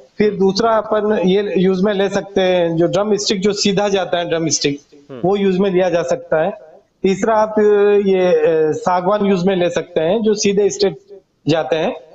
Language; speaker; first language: Hindi; non-native, local second language; Gujarati